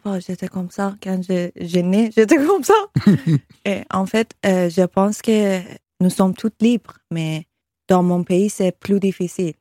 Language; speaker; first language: French; non-native, learner; Persian